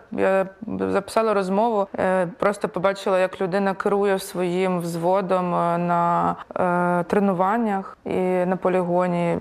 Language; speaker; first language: Ukrainian; native; Ukrainian